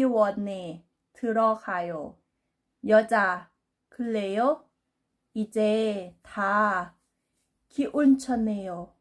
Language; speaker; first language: Korean; non-native, learner; Thai